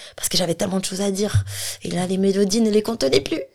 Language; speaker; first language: French; non-native, local second language; Arabic